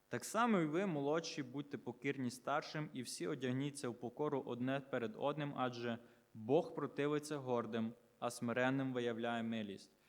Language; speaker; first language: Ukrainian; native; Ukrainian